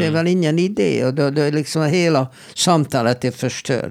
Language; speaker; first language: Swedish; non-native, fluent; Hebrew